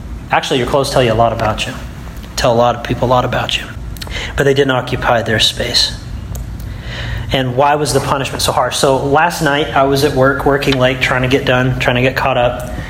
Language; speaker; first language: English; native; English